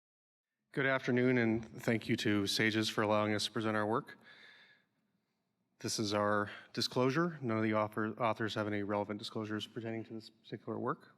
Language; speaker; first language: English; native; English